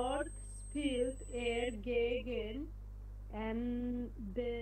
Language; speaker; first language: German; non-native, learner; Bangla